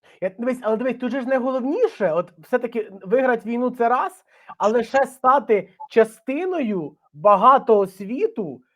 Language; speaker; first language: Ukrainian; native; Ukrainian